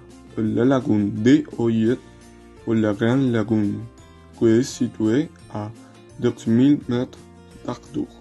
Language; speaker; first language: French; non-native, learner; Spanish